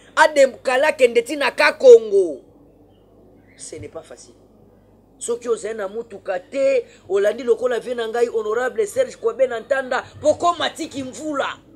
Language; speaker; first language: Lingala; non-native, local second language; Kongo